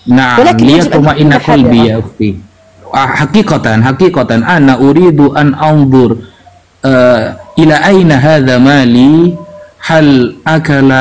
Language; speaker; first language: Arabic; non-native, learner; Indonesian